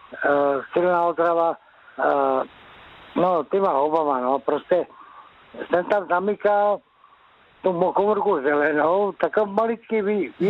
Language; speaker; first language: Czech; native; Czech